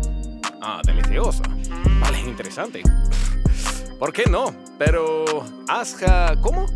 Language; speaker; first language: Spanish; non-native, learner; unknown